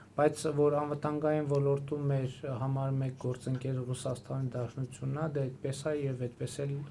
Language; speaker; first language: Armenian; native; Armenian